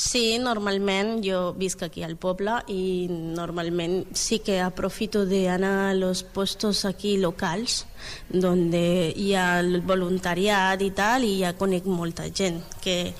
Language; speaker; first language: Catalan; non-native, learner; Spanish